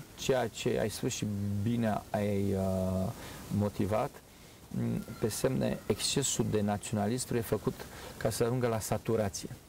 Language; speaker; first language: Romanian; native; Romanian